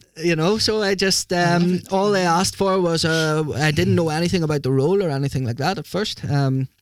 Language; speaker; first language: English; native; English